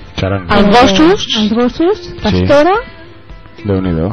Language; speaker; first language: Catalan; native; Catalan